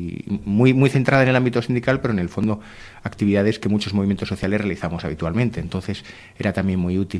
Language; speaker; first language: Spanish; native; Spanish